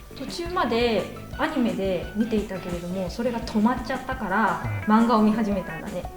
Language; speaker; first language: Japanese; native; Japanese